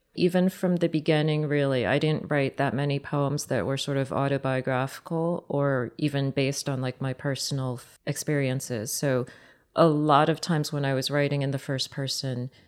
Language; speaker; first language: English; native; English